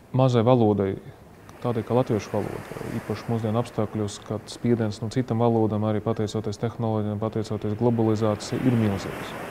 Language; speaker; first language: Latvian; non-native, local second language; Russian